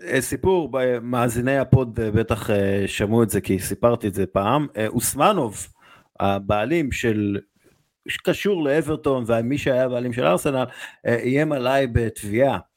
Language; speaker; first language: Hebrew; native; Hebrew